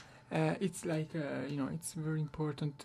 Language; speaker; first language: English; non-native, learner; Italian